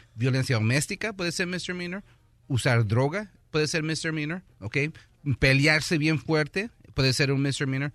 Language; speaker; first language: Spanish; early bilingual, heritage; Spanish